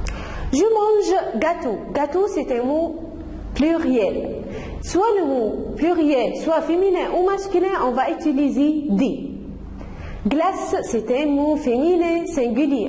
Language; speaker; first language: French; non-native, fluent; Arabic